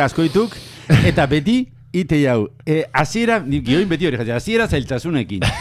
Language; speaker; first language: Basque; native; Basque